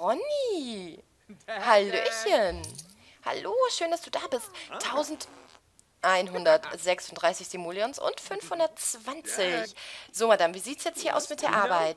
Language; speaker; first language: German; native; German